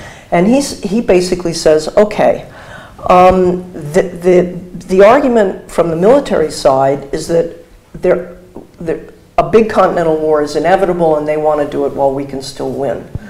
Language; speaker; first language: English; native; English